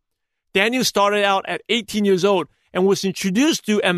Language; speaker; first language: English; native; English